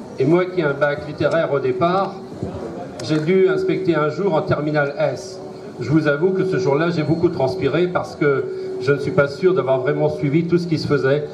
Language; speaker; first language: French; non-native, local second language; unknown